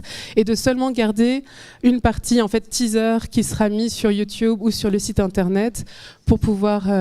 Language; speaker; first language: French; native; French